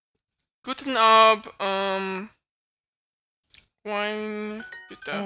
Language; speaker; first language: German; non-native, learner; English